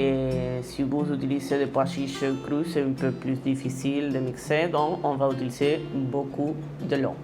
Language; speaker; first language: French; non-native, learner; Spanish